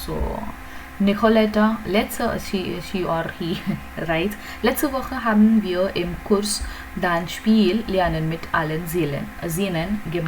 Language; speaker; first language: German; non-native, learner; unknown